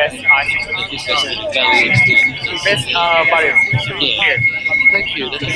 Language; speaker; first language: English; non-native, learner; Japanese